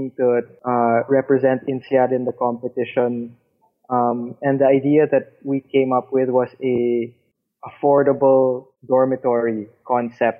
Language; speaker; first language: English; non-native, local second language; Filipino